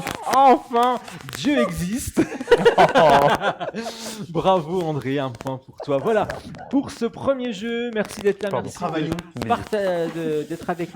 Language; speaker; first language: French; native; French